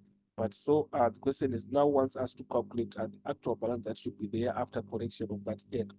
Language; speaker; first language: English; non-native, local second language; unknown